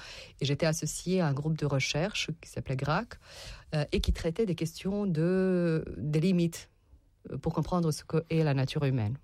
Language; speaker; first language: French; non-native, fluent; Serbian